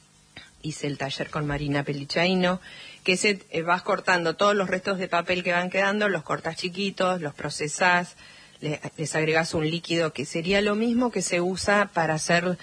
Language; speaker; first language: Spanish; native; Spanish